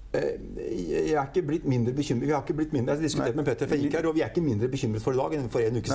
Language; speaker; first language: Norwegian; native; Norwegian